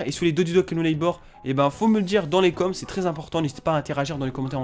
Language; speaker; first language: French; native; French